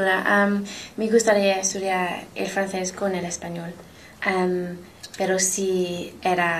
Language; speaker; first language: Spanish; non-native, learner; English